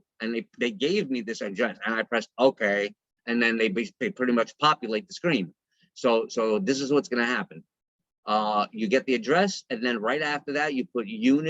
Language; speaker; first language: English; native; English